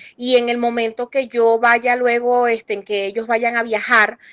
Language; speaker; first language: Spanish; native; Spanish